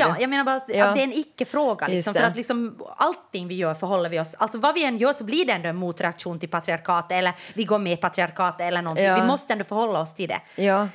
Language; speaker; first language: Swedish; native; Swedish